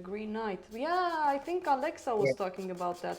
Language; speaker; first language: English; non-native, fluent; Romanian